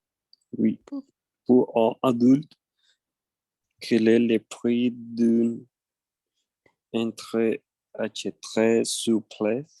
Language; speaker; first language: French; non-native, learner; Spanish